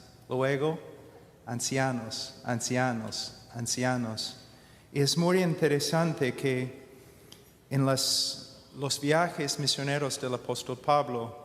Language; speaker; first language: Spanish; non-native, fluent; English